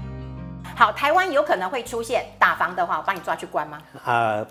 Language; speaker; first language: Chinese; native; Chinese